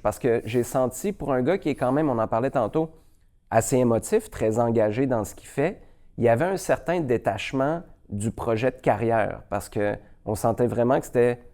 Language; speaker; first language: French; native; French